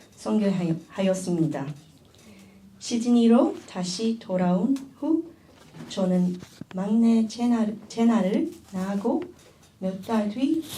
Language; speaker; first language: Korean; early bilingual, other home language; Chinese